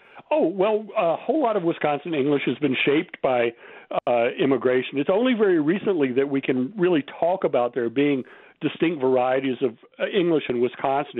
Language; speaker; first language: English; native; English